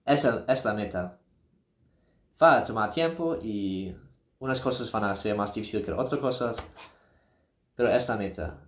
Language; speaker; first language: Spanish; non-native, learner; English